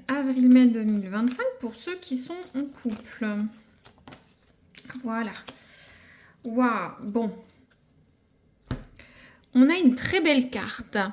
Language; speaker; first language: French; native; French